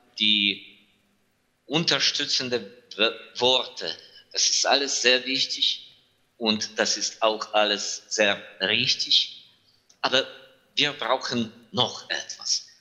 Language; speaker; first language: German; non-native, fluent; Ukrainian